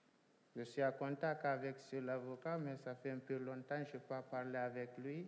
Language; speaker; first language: French; non-native, local second language; Fula